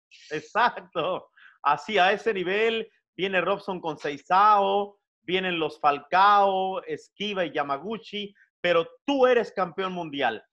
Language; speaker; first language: Portuguese; non-native, learner; Spanish